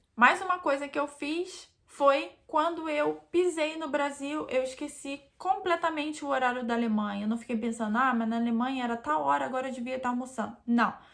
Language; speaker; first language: Portuguese; native; Portuguese